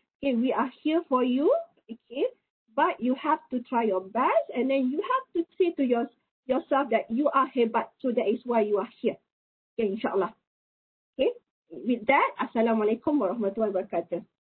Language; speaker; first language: English; non-native, local second language; Malay